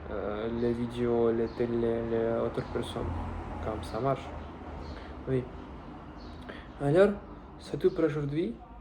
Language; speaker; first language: French; non-native, learner; Russian